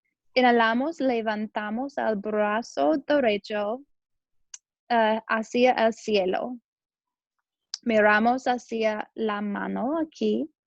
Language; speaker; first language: Spanish; non-native, learner; English